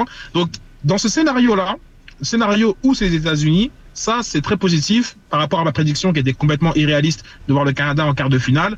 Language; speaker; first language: French; native; French